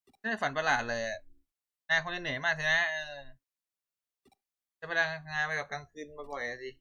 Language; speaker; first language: Thai; native; Thai